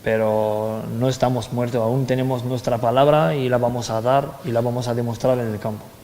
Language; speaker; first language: Spanish; non-native, fluent; French